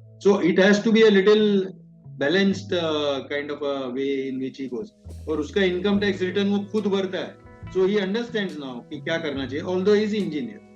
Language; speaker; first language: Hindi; non-native, local second language; Kannada